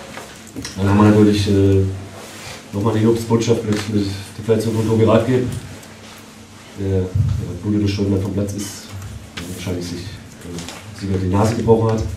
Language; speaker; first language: German; native; German